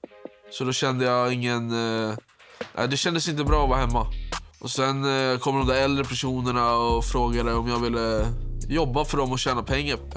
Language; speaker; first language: Swedish; native; Swedish